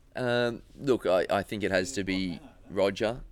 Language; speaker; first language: English; native; English